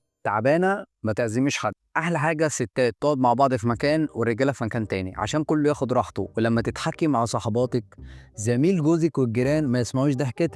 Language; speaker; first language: Arabic; native; Arabic